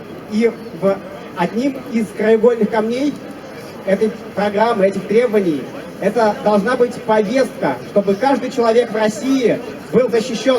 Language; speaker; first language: Russian; native; Russian